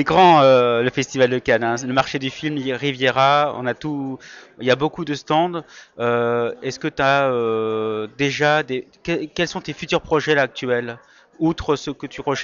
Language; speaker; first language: French; native; French